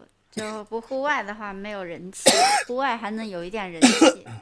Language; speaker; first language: Chinese; native; Chinese